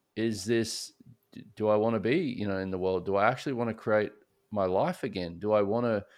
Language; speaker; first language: English; native; English